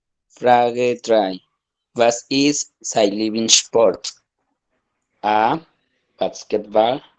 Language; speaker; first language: German; non-native, learner; Spanish